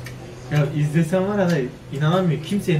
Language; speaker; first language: Korean; non-native, learner; Turkish